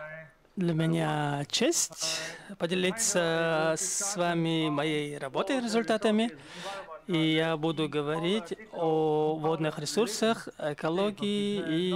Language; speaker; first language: Russian; non-native, fluent; Chinese